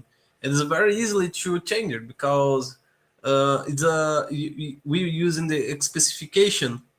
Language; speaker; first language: English; non-native, learner; Portuguese